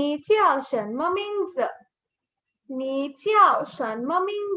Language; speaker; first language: Chinese; non-native, fluent; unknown